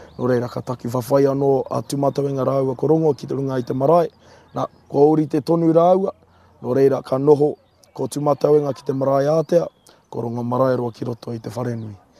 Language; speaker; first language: Māori; native; Māori